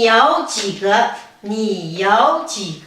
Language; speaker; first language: Chinese; non-native, fluent; Kazakh